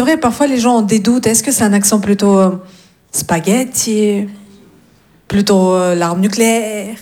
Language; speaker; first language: French; non-native, fluent; Russian